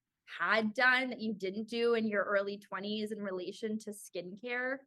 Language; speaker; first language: English; native; English